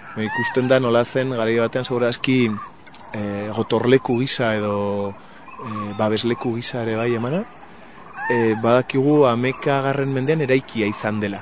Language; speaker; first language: Basque; non-native, local second language; Spanish